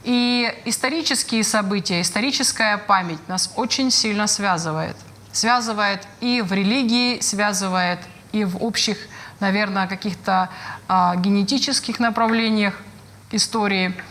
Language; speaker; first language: Russian; native; Russian